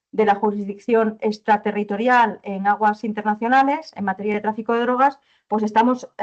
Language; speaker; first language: Spanish; native; Spanish